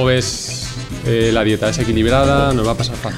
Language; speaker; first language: Spanish; native; Spanish